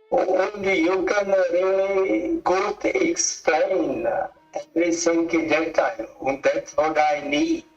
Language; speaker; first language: English; non-native, learner; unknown